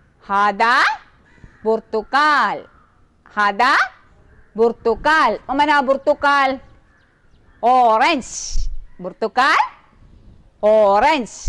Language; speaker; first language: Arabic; non-native, fluent; Malayalam